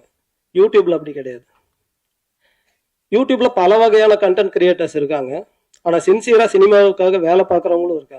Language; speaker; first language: Tamil; native; Tamil